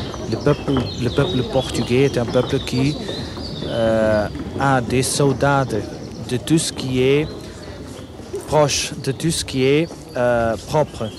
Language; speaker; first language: French; non-native, fluent; Portuguese